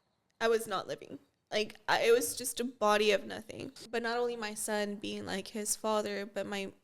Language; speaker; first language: English; native; English